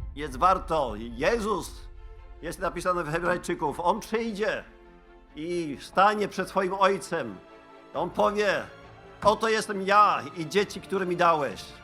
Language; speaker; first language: Polish; non-native, fluent; Dutch